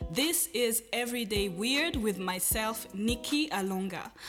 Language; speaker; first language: English; non-native, local second language; Kinyarwanda